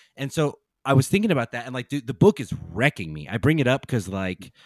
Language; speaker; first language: English; native; English